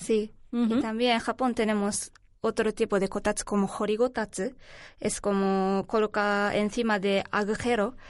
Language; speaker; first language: Spanish; non-native, learner; Japanese